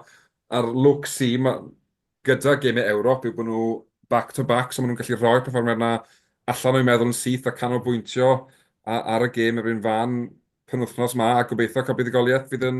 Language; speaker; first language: Welsh; native; Welsh